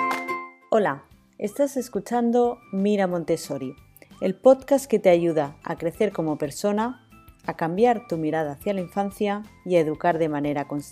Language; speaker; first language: Spanish; native; Spanish